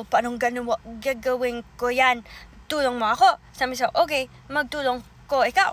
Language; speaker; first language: Filipino; early bilingual, heritage; Filipino